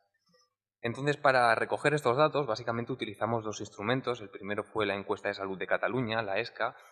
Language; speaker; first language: Spanish; native; Spanish